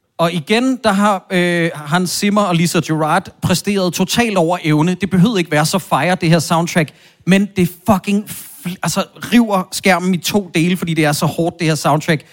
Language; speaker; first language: Danish; native; Danish